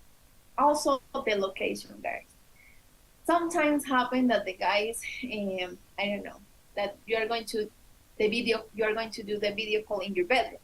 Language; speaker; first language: English; non-native, fluent; Spanish